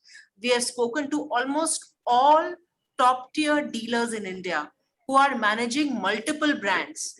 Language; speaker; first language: English; non-native, local second language; Hindi